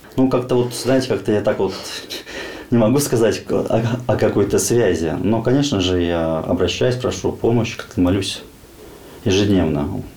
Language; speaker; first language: Russian; native; Russian